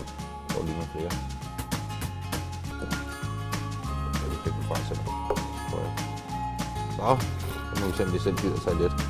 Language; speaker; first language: Danish; native; Danish